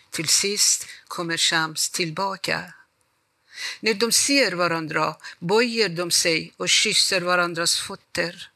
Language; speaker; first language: Swedish; non-native, fluent; Persian